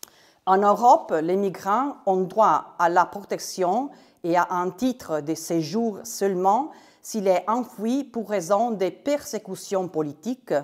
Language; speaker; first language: French; non-native, fluent; Italian